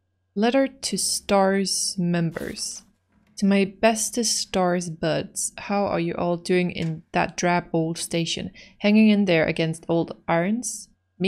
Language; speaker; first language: English; native; English